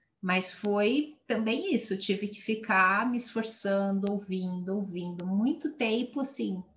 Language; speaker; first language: Portuguese; native; Portuguese